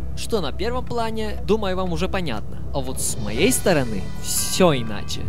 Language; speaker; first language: Russian; non-native, fluent; Turkish